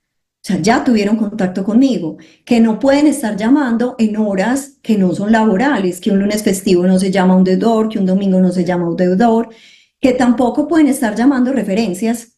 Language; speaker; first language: Spanish; native; Spanish